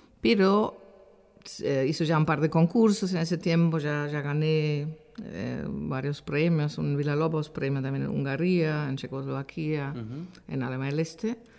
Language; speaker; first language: Spanish; non-native, fluent; German